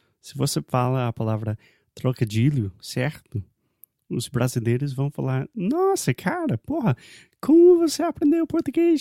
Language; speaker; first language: Portuguese; non-native, fluent; English